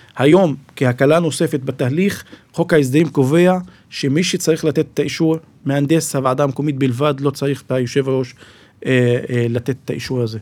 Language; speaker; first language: Hebrew; non-native, local second language; Arabic